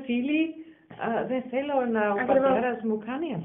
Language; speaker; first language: Greek; non-native, learner; German